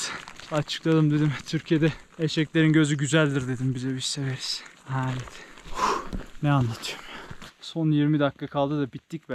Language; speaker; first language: Turkish; native; Turkish